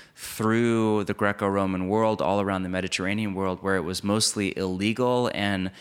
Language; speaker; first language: English; native; English